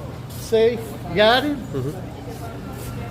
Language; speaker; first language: Spanish; non-native, learner; English